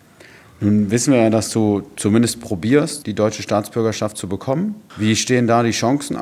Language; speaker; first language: German; native; German